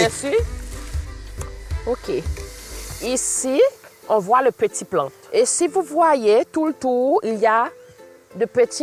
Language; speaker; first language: French; non-native, local second language; Seselwa Creole French